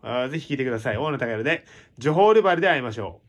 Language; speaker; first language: Japanese; native; Japanese